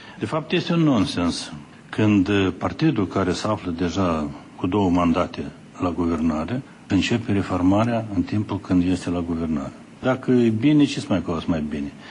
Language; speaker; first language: Romanian; native; Romanian